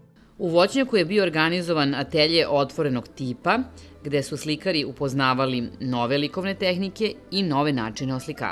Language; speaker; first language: Serbian; native; Serbian